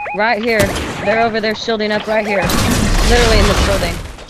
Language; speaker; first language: English; native; English